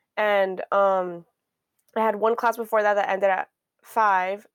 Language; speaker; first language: English; native; English